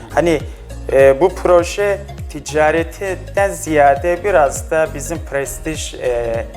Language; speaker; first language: Turkish; native; Turkish